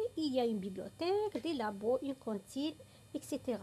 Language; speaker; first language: French; non-native, local second language; Arabic